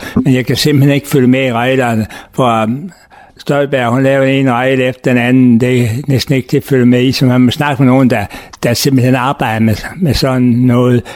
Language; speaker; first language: Danish; native; Danish